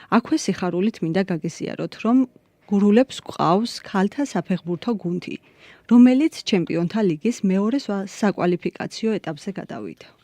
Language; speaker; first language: Georgian; native; Georgian